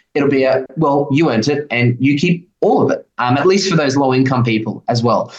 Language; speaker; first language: English; native; English